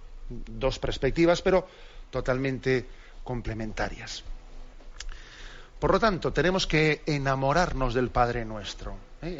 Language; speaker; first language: Spanish; native; Spanish